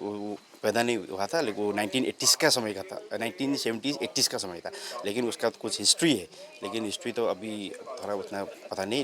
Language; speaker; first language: Hindi; non-native, local second language; Nepali